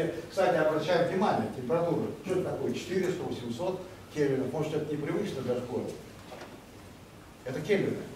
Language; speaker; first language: Russian; native; Russian